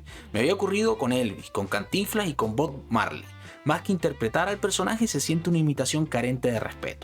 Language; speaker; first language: Spanish; native; Spanish